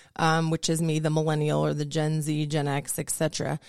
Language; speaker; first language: English; native; English